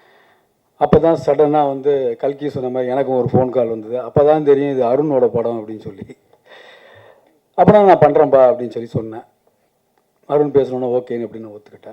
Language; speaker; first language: Tamil; native; Tamil